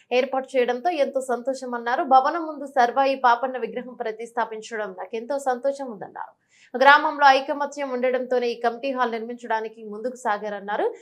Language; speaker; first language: Telugu; native; Telugu